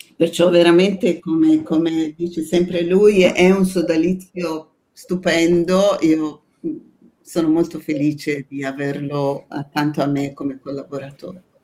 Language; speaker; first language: Italian; non-native, fluent; Persian